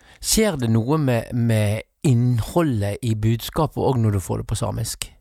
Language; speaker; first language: Norwegian; native; Norwegian